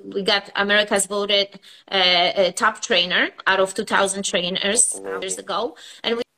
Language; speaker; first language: English; non-native, fluent; Polish